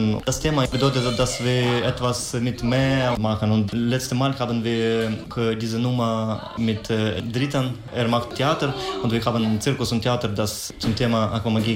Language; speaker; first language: German; non-native, learner; Ukrainian